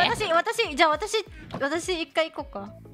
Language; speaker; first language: Japanese; non-native, learner; Indonesian